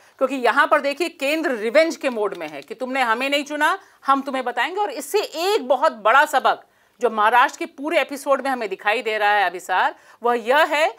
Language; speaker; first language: Hindi; native; Hindi